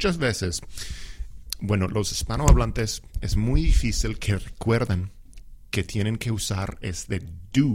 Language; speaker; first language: Spanish; non-native, fluent; English